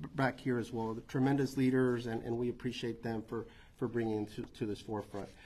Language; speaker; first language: English; early bilingual, other home language; Spanish